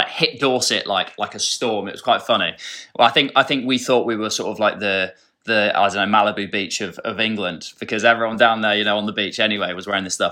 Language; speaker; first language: English; native; English